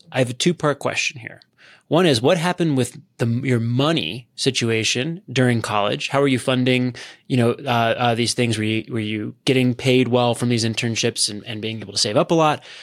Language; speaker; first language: English; native; English